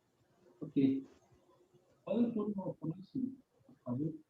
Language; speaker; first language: Spanish; non-native, learner; Portuguese